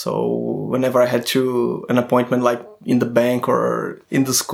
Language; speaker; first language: English; non-native, fluent; Portuguese